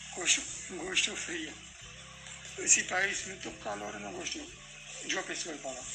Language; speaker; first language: Portuguese; non-native, fluent; Arabic